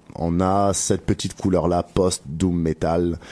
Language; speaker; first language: French; native; French